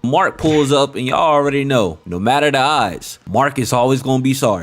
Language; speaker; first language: English; native; English